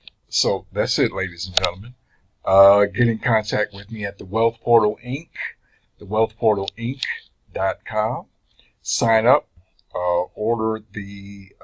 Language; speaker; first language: English; native; English